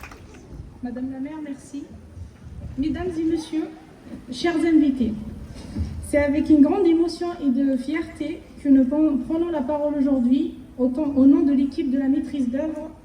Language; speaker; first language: French; native; French